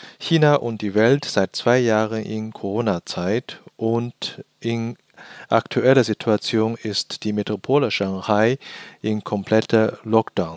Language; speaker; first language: German; non-native, fluent; Chinese